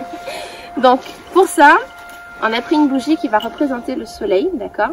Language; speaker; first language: French; native; French